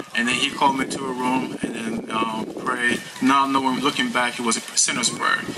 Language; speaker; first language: English; non-native, fluent; Haitian Creole